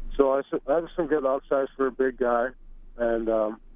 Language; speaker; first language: English; native; English